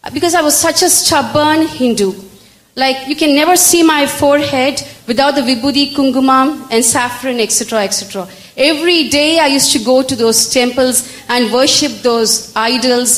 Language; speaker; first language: English; non-native, local second language; Tamil